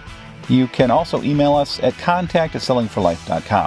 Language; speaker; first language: English; native; English